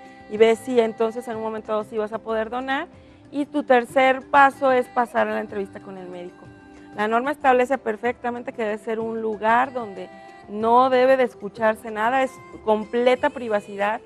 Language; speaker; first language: Spanish; native; Spanish